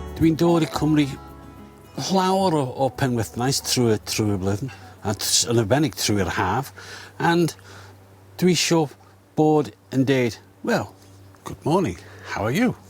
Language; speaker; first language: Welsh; non-native, learner; English